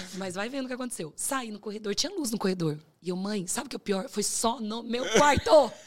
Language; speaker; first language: Portuguese; native; Portuguese